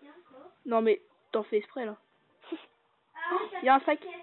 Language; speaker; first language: French; native; French